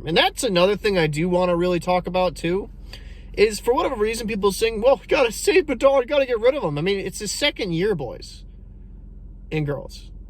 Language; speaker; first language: English; native; English